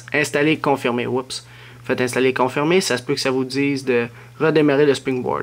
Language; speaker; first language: French; native; French